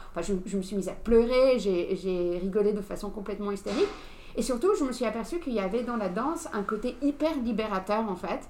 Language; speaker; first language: French; non-native, fluent; English